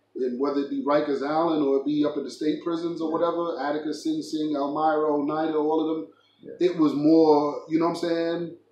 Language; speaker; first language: English; native; English